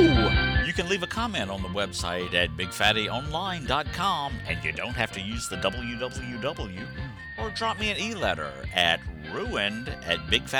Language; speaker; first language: English; native; English